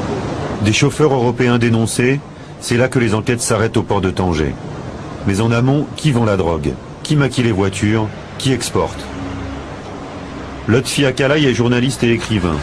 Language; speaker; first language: French; native; French